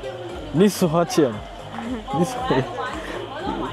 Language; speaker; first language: Chinese; non-native, learner; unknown